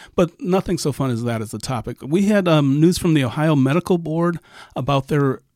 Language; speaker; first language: English; native; English